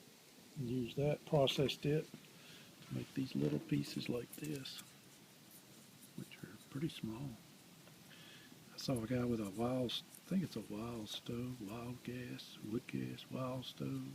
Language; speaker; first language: English; native; English